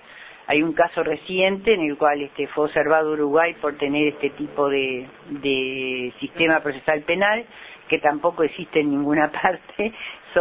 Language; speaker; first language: Spanish; native; Spanish